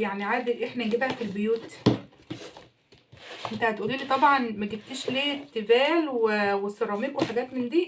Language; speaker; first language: Arabic; native; Arabic